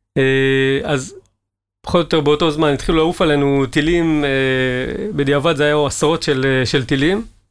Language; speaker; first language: Hebrew; native; Hebrew